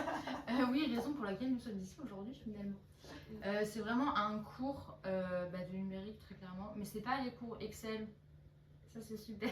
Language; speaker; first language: French; native; French